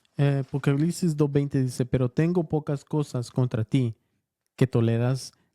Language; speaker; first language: Spanish; early bilingual, heritage; Spanish